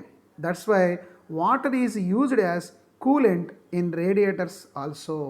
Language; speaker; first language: English; non-native, local second language; Telugu